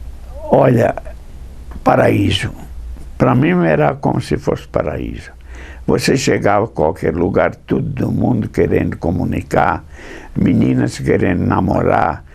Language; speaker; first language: Portuguese; non-native, fluent; English